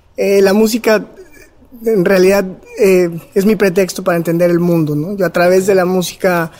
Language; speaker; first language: Spanish; native; Spanish